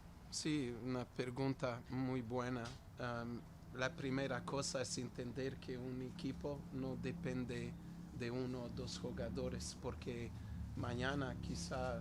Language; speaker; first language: Spanish; non-native, fluent; Portuguese